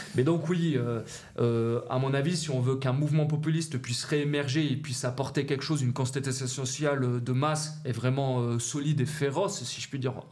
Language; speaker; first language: French; native; French